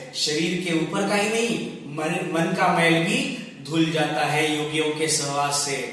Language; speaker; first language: Hindi; non-native, local second language; Marathi